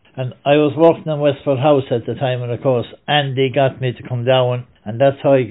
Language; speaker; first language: English; native; English